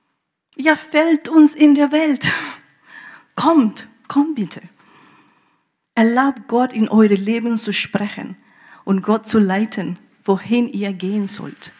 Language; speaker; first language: German; early bilingual, heritage; German